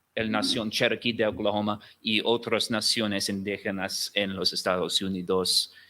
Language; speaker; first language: Spanish; non-native, learner; English